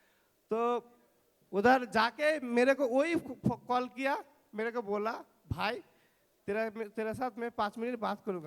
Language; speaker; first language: Hindi; non-native, local second language; Bangla